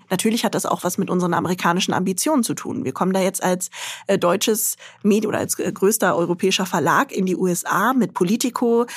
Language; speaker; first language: German; early bilingual, other home language; Arabic